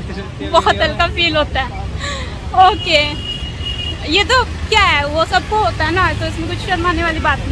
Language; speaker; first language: Hindi; native; Hindi